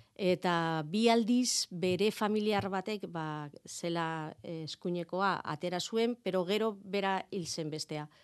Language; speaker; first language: Basque; non-native, local second language; Spanish